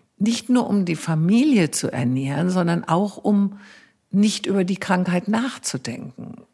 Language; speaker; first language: German; native; German